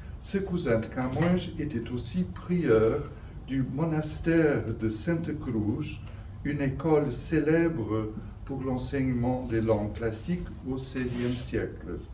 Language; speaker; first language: French; non-native, fluent; Portuguese